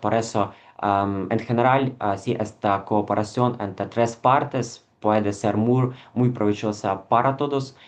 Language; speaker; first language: Spanish; non-native, fluent; Ukrainian